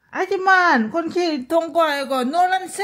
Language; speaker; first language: Korean; non-native, learner; Lao